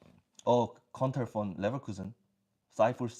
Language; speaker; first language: German; non-native, learner; English